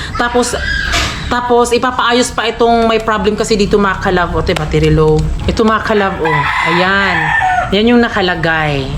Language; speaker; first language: Filipino; non-native, local second language; Cebuano